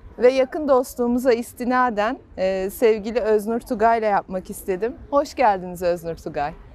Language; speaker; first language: Turkish; native; Turkish